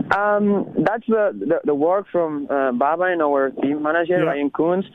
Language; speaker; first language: English; non-native, learner; Spanish